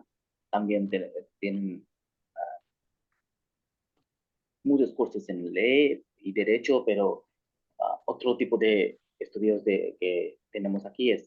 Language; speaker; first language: Spanish; non-native, learner; Bangla